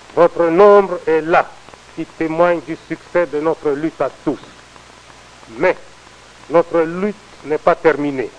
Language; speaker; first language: French; non-native, local second language; Lingala